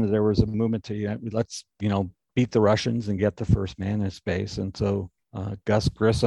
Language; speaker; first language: English; native; English